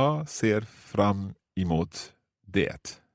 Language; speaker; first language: Swedish; non-native, learner; English